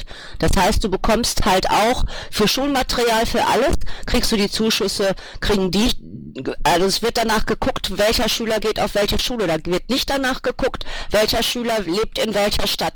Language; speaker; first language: German; native; German